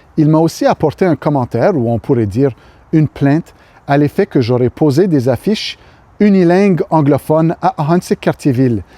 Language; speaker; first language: French; native; French